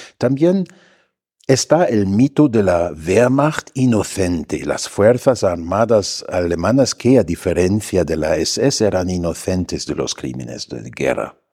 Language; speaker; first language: Spanish; non-native, fluent; German